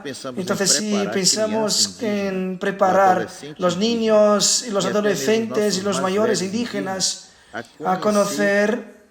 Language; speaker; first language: Spanish; non-native, fluent; Portuguese